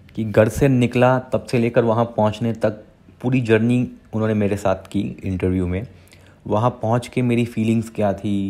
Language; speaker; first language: Hindi; non-native, local second language; Gujarati